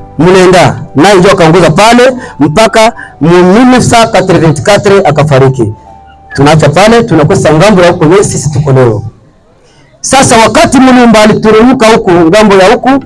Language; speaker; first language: Swahili; native; Swahili